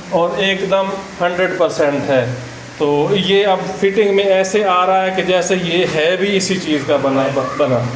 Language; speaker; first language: Urdu; non-native, local second language; Saraiki